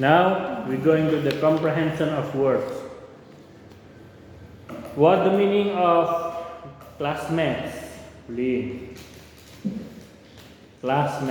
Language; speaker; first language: English; non-native, local second language; Indonesian